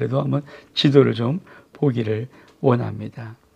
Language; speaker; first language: Korean; native; Korean